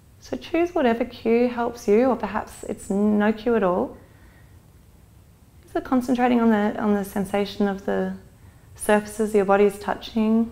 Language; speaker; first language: English; native; English